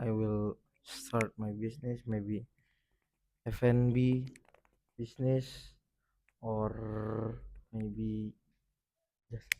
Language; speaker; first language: English; non-native, learner; Indonesian